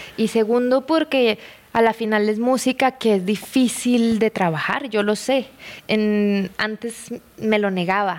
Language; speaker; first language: Spanish; native; Spanish